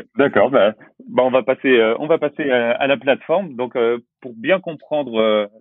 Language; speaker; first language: French; native; French